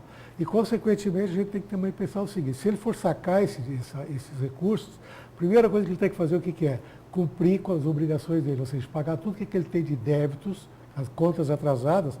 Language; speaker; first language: Portuguese; native; Portuguese